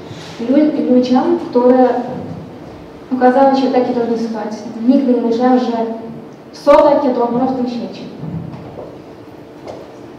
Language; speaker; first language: Polish; non-native, learner; Ukrainian